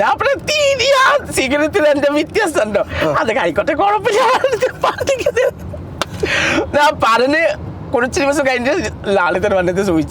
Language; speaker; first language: Malayalam; non-native, local second language; Assamese